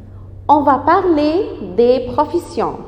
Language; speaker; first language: French; non-native, fluent; Arabic